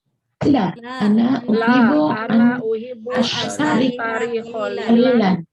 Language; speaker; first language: Arabic; non-native, learner; Indonesian